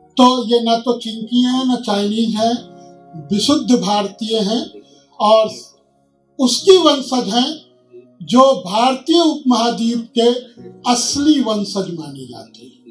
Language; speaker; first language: Hindi; native; Hindi